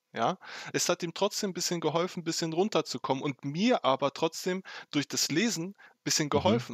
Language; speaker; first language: German; native; German